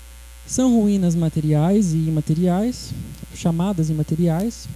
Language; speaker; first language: Portuguese; native; Portuguese